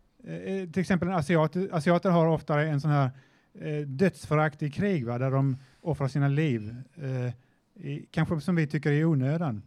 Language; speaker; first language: Swedish; native; Swedish